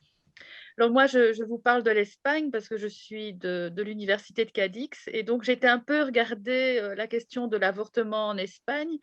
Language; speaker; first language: French; non-native, fluent; Spanish